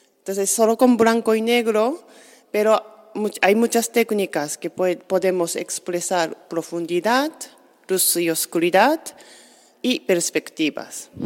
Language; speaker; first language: Spanish; non-native, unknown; Japanese